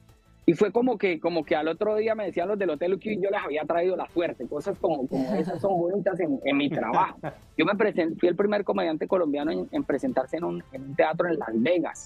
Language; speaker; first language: Spanish; native; Spanish